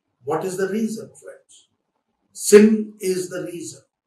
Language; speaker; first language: English; non-native, local second language; Telugu